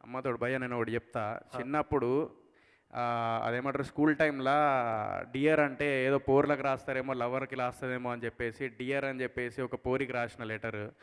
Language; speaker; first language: Telugu; native; Telugu